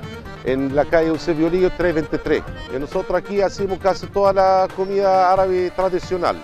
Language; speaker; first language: Spanish; non-native, fluent; Arabic